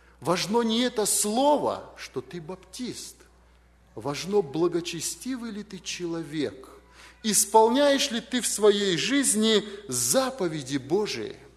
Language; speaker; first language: Russian; native; Russian